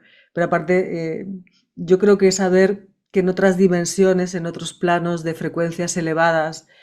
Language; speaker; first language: Spanish; native; Spanish